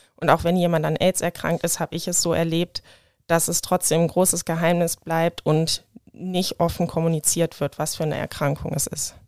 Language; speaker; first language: German; native; German